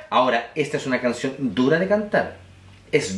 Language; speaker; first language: Spanish; native; Spanish